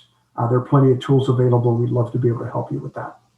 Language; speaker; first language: English; native; English